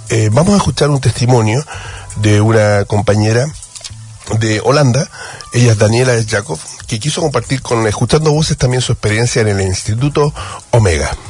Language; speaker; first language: Spanish; native; Spanish